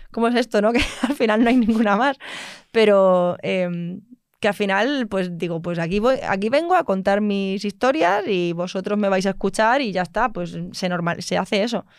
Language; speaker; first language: Spanish; native; Spanish